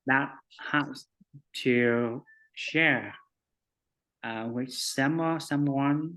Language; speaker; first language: English; non-native, fluent; Vietnamese